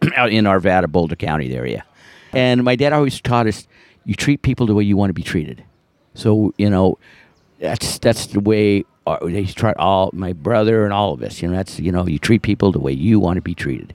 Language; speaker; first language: English; native; English